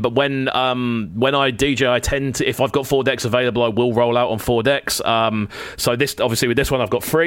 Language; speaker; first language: English; native; English